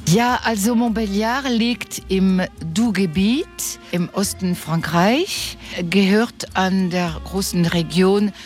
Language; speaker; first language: German; non-native, fluent; French